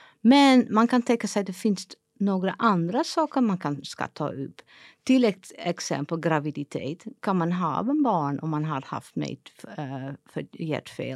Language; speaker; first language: Swedish; non-native, fluent; Dutch